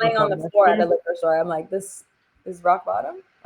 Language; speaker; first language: English; native; English